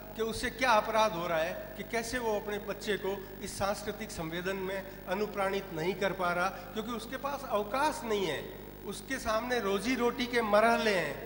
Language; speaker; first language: Hindi; non-native, local second language; Rajasthani